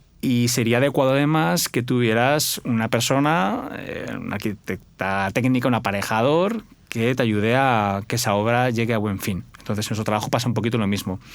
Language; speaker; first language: Spanish; native; Spanish